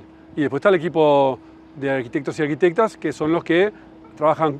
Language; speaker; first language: Spanish; native; Spanish